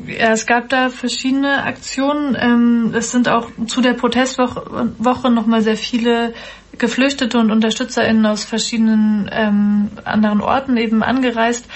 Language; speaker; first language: German; native; German